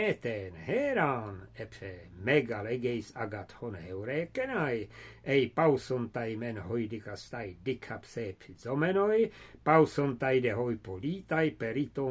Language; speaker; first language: Greek; non-native, fluent; English